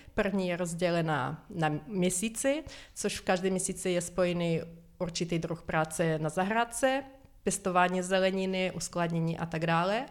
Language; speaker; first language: Czech; non-native, fluent; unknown